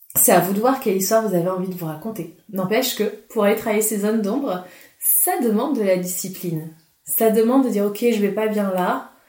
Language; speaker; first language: French; native; French